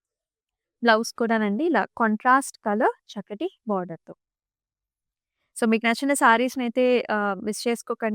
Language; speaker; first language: Telugu; native; Telugu